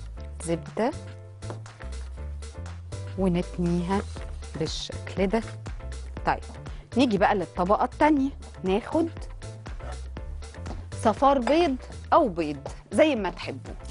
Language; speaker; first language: Arabic; native; Arabic